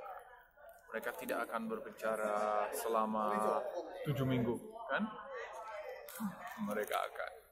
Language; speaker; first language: Indonesian; non-native, learner; Dutch